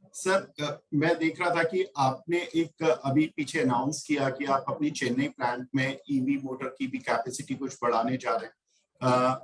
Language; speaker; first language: Hindi; native; Hindi